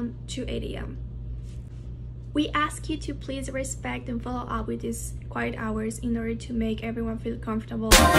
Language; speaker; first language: English; non-native, local second language; Spanish